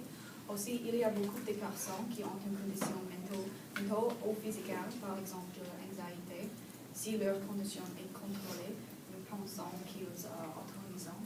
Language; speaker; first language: French; non-native, learner; English